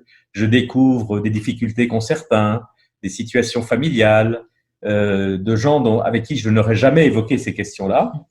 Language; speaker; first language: French; native; French